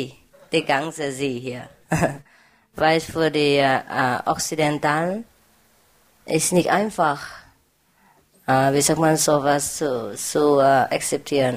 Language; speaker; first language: German; non-native, learner; Vietnamese